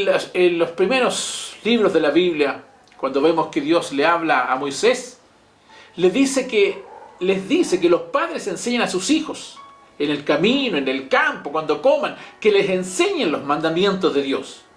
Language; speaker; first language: Spanish; native; Spanish